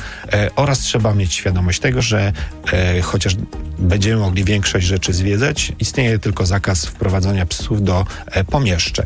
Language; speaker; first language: Polish; native; Polish